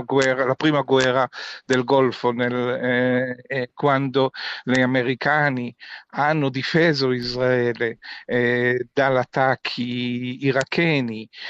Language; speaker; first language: Italian; non-native, fluent; Hebrew